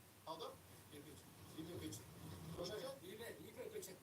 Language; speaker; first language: Chinese; non-native, learner; English